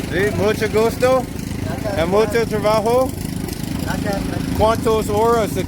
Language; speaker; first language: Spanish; non-native, learner; English